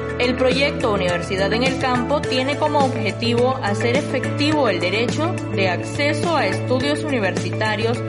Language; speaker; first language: Spanish; native; Spanish